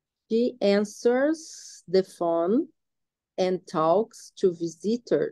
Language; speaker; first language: English; non-native, learner; Portuguese